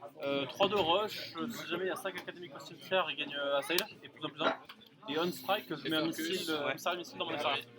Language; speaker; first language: French; native; French